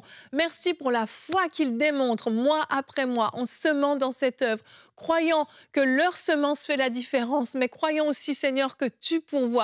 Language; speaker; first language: French; native; French